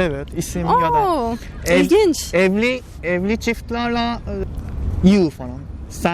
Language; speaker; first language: Turkish; non-native, learner; Japanese